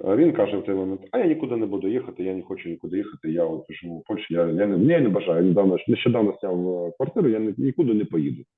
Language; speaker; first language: Ukrainian; native; Ukrainian